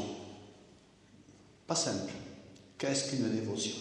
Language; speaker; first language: French; native; French